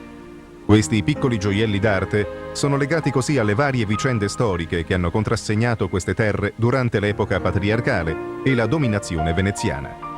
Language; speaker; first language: Italian; native; Italian